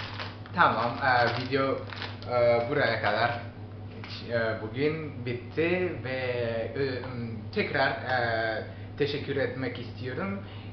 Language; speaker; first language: Turkish; non-native, learner; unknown